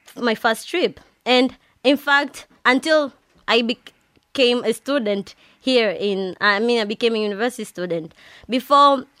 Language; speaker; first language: English; non-native, local second language; Swahili